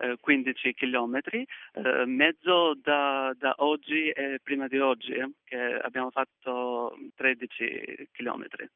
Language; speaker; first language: Italian; non-native, learner; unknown